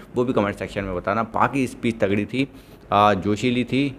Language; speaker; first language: Hindi; native; Hindi